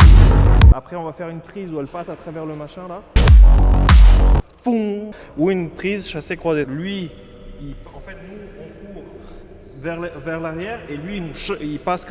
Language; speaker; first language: French; native; French